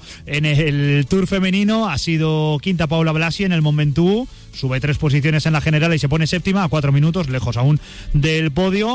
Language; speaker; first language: Spanish; native; Spanish